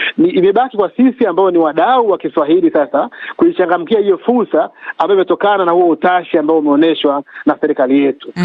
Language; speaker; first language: Swahili; native; Swahili